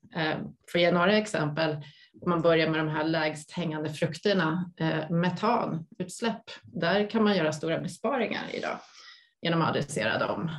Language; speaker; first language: Swedish; native; Swedish